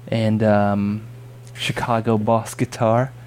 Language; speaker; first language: English; native; English